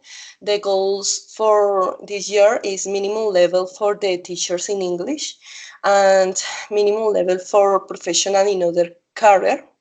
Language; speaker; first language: English; non-native, learner; Spanish